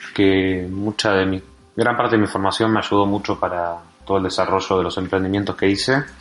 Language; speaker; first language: Spanish; native; Spanish